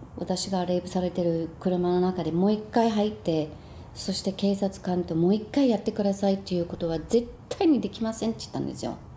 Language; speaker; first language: Japanese; non-native, fluent; English